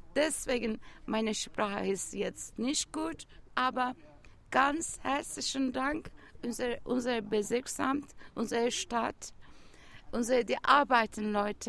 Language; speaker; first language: German; non-native, learner; Turkish